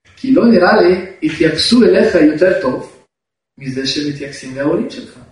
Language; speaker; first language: Hebrew; non-native, fluent; Russian